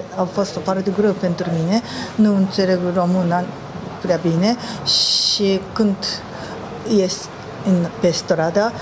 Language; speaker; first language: Romanian; non-native, learner; Japanese